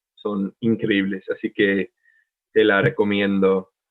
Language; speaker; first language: Spanish; non-native, learner; English